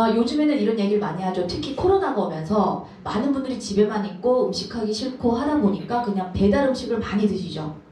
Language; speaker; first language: Korean; early bilingual, heritage; Korean